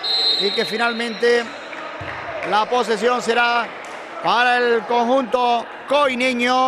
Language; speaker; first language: Spanish; native; Spanish